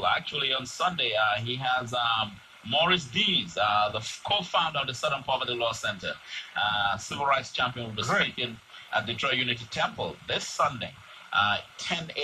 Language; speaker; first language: English; native; English